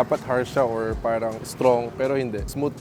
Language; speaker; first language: Filipino; native; Filipino